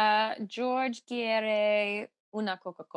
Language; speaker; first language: Spanish; non-native, learner; English